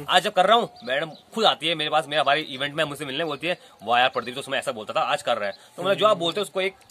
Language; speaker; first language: Hindi; native; Hindi